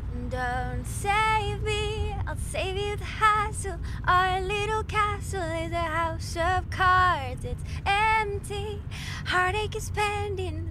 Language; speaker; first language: English; non-native, fluent; Norwegian